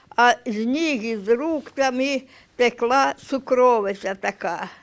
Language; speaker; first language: Ukrainian; native; Ukrainian